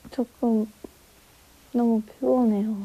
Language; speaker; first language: Korean; non-native, learner; Russian